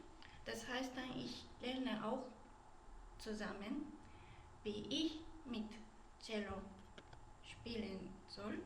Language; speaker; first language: German; non-native, learner; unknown